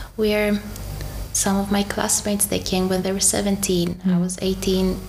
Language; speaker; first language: English; non-native, fluent; Greek